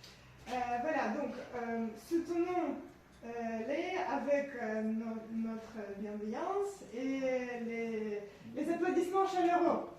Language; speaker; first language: French; non-native, fluent; Ukrainian